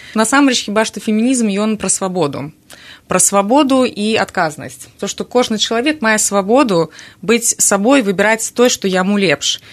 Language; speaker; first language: Belarusian; native; Belarusian